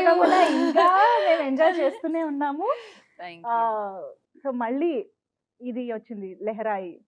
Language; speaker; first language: Telugu; native; Telugu